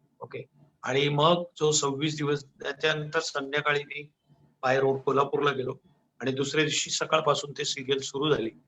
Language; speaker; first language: Marathi; non-native, local second language; Gujarati